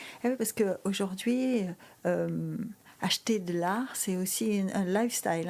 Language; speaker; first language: French; native; French